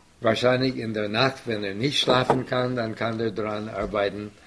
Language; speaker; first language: German; non-native, fluent; English